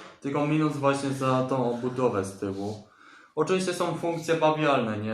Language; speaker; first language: Polish; native; Polish